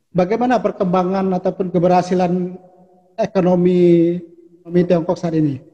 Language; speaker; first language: Indonesian; native; Indonesian